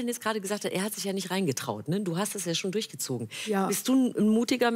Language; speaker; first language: German; native; German